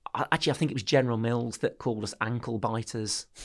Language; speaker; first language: English; native; English